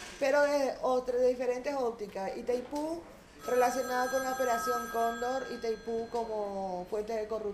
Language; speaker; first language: Spanish; native; Spanish